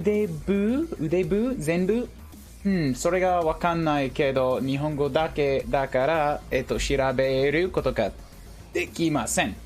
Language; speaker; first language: Japanese; non-native, learner; English